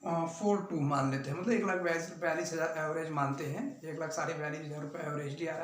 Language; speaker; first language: Hindi; native; Hindi